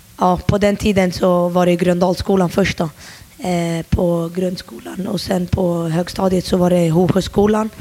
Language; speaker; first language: Swedish; early bilingual, other home language; Turoyo